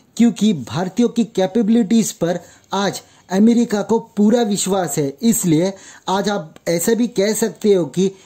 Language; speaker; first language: Hindi; native; Hindi